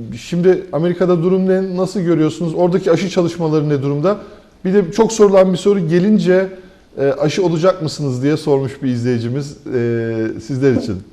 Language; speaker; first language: Turkish; native; Turkish